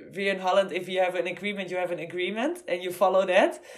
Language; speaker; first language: English; non-native, fluent; Dutch